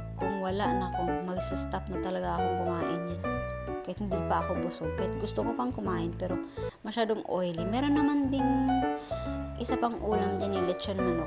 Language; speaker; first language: Filipino; non-native, local second language; Cebuano